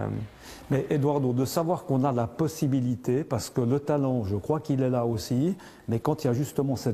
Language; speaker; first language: French; native; French